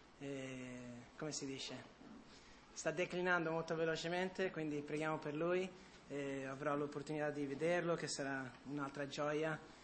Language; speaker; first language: Italian; early bilingual, other home language; English